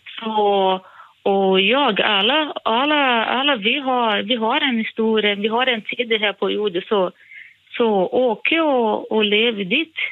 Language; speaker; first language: Swedish; non-native, fluent; Portuguese